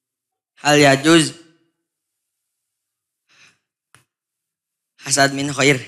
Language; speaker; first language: Arabic; non-native, learner; Indonesian